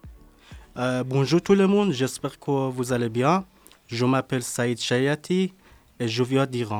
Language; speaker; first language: French; non-native, learner; Persian